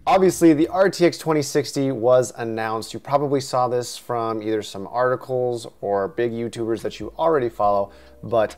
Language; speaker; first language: English; native; English